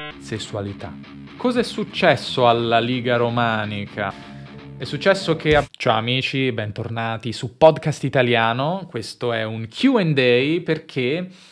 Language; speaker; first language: Italian; native; Italian